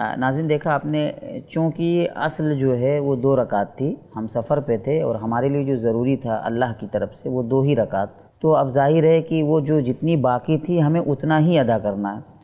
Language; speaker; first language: Urdu; native; Urdu